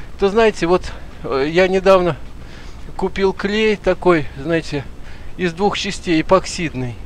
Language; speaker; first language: Russian; native; Russian